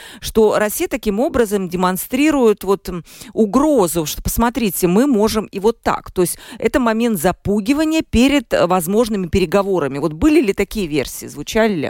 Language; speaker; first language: Russian; native; Russian